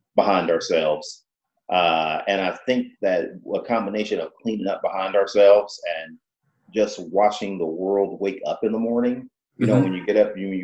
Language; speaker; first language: English; native; English